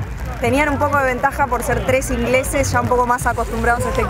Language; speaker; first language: Spanish; native; Spanish